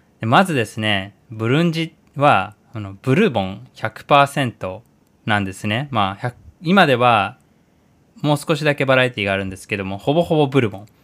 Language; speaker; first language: Japanese; native; Japanese